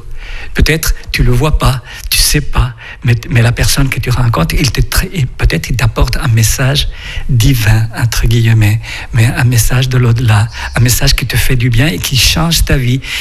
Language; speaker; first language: French; non-native, fluent; Spanish